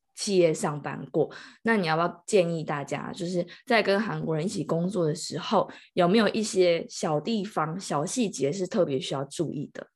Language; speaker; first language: Chinese; native; Chinese